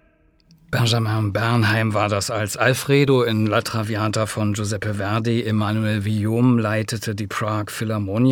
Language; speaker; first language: German; native; German